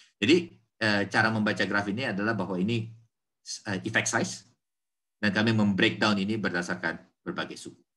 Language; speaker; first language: Indonesian; native; Indonesian